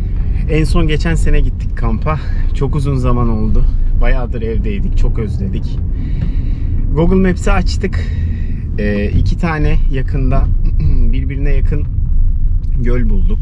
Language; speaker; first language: Turkish; native; Turkish